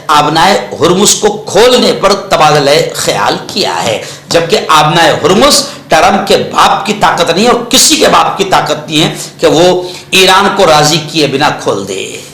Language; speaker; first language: Urdu; native; Urdu